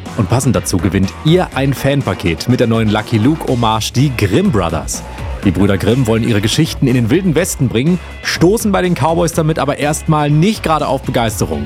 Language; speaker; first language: German; native; German